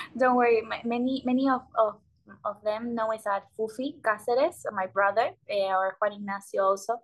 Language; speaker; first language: English; non-native, learner; Spanish